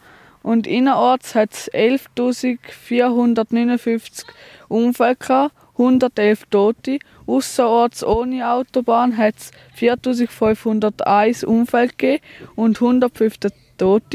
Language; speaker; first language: German; native; German